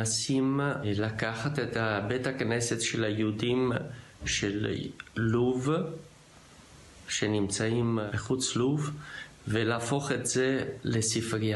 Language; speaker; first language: Hebrew; non-native, fluent; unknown